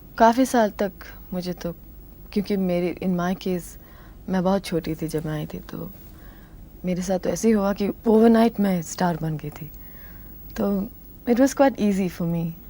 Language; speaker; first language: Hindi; non-native, local second language; Tamil